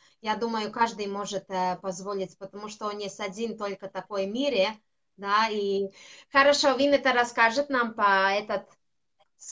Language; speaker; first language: Russian; non-native, local second language; Latvian